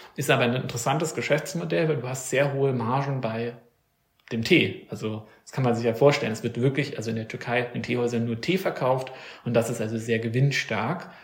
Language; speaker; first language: German; native; German